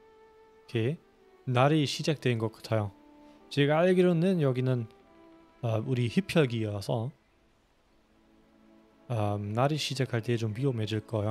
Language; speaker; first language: Korean; non-native, fluent; German